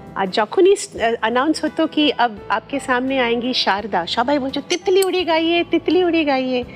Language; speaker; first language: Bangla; non-native, local second language; Tamil